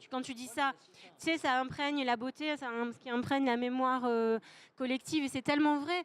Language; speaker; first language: French; native; French